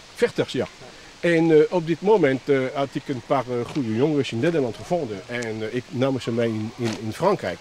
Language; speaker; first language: Dutch; non-native, fluent; French